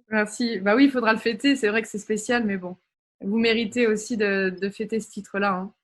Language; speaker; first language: French; native; French